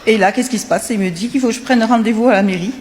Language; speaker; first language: French; native; French